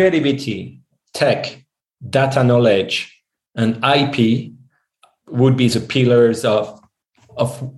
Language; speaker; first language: English; non-native, fluent; French